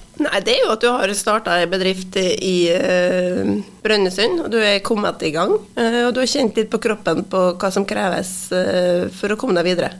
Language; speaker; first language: Norwegian; native; Norwegian